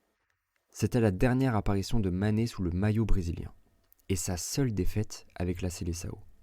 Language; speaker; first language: French; native; French